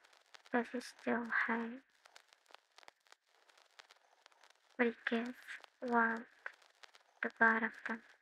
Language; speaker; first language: English; non-native, learner; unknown